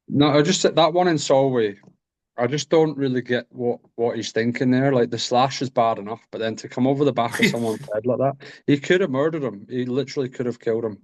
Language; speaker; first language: English; native; English